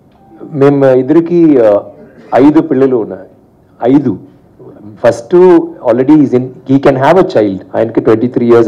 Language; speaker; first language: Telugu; non-native, fluent; Tamil